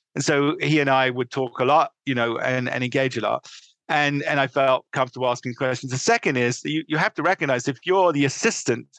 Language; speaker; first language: English; native; English